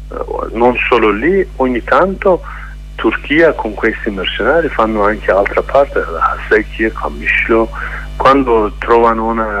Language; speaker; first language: Italian; non-native, learner; Kurdish